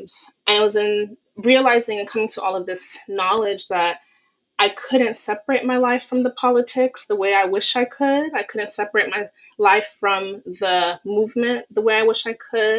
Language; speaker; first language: English; native; English